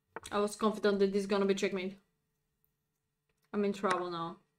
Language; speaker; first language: English; non-native, fluent; Bulgarian